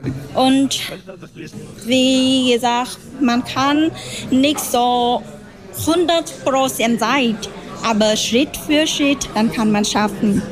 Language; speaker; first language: German; non-native, learner; Vietnamese